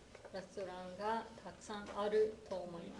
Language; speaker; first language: Japanese; non-native, fluent; English